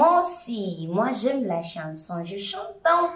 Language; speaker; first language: French; non-native, fluent; Portuguese